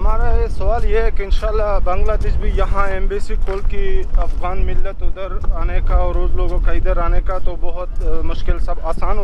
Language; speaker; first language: Hindi; non-native, learner; Pashto